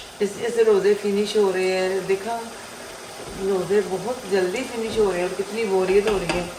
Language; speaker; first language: Urdu; non-native, local second language; Punjabi